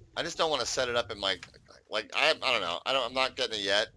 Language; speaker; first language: English; native; English